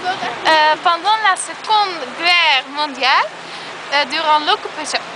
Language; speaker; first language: French; non-native, learner; Dutch